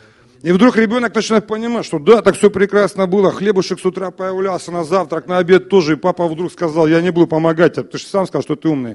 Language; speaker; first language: Russian; native; Russian